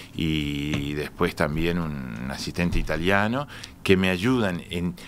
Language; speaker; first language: Spanish; native; Spanish